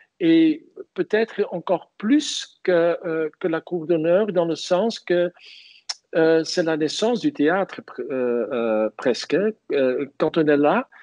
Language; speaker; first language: French; non-native, fluent; Dutch